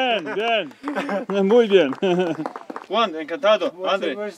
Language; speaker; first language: Spanish; non-native, learner; Serbian